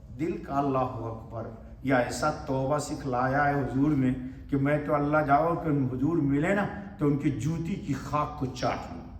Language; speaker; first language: Urdu; native; Urdu